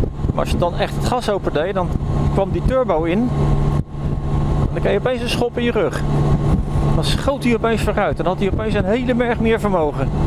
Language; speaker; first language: Dutch; native; Dutch